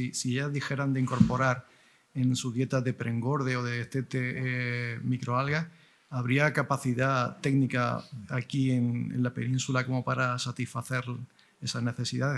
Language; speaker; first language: Spanish; native; Spanish